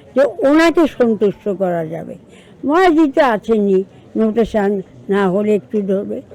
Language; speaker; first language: Bangla; native; Bangla